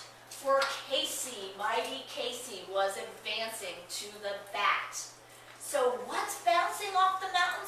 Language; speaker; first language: English; native; English